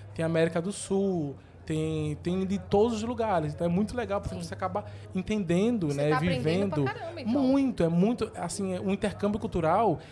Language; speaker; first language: Portuguese; native; Portuguese